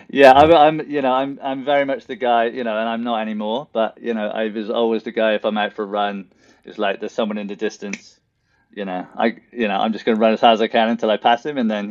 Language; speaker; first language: English; native; English